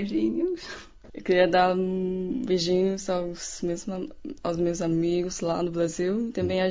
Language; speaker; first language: Portuguese; non-native, learner; Chinese